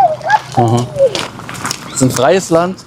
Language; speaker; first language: German; native; German